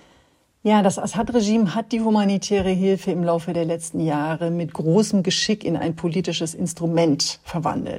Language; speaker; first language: German; native; German